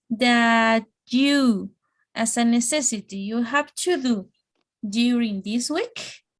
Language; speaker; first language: English; non-native, fluent; Spanish